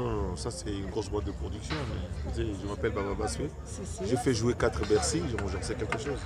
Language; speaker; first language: French; non-native, local second language; Lingala